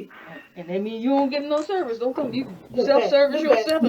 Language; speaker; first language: English; native; English